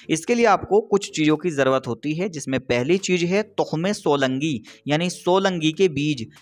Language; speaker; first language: Hindi; native; Hindi